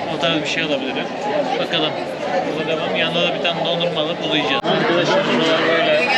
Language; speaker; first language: Turkish; early bilingual, heritage; Turkish